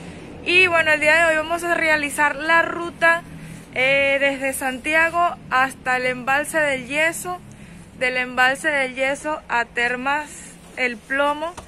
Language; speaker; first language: Spanish; native; Spanish